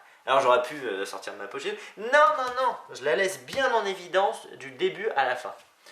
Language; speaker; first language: French; native; French